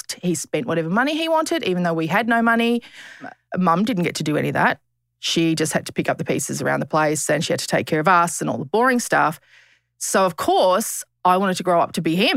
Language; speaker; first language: English; native; English